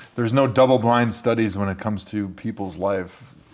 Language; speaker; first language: English; native; English